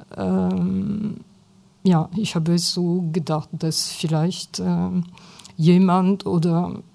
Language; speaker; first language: German; non-native, fluent; French